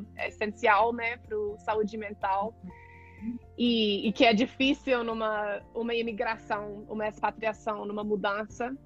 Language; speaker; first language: Portuguese; non-native, fluent; English